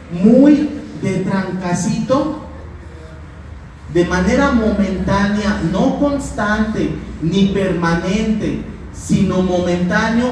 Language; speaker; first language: Spanish; native; Spanish